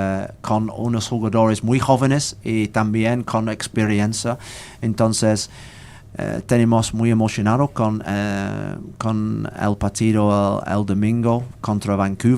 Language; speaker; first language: Spanish; non-native, learner; English